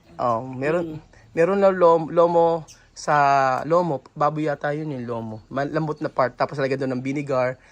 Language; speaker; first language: Filipino; native; Filipino